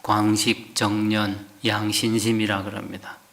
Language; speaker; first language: Korean; native; Korean